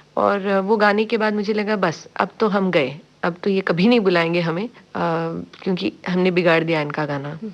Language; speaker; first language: Hindi; non-native, local second language; Tamil